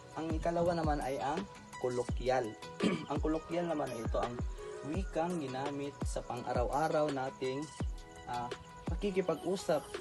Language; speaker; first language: Filipino; non-native, local second language; Cebuano